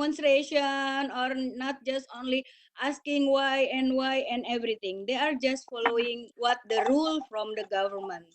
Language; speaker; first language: English; non-native, learner; Indonesian